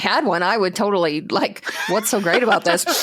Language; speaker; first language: English; native; English